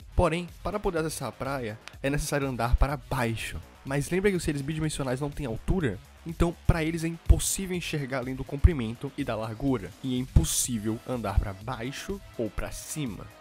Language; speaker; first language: Portuguese; native; Portuguese